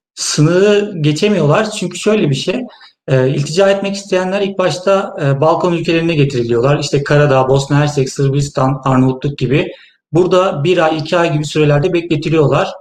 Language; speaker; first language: Turkish; native; Turkish